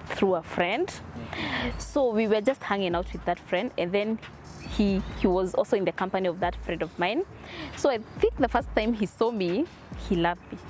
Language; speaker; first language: English; non-native, local second language; Kikuyu